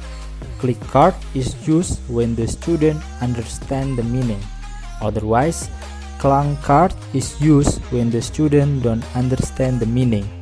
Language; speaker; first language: English; non-native, learner; Indonesian